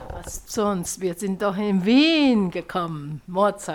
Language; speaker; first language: German; non-native, learner; Chinese